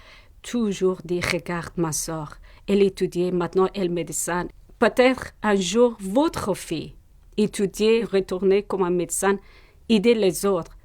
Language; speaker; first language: French; non-native, learner; Persian